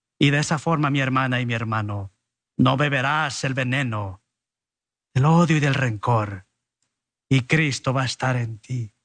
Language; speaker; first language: Spanish; early bilingual, heritage; Spanish